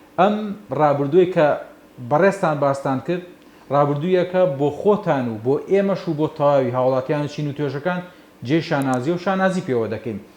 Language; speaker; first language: Central Kurdish; native; Central Kurdish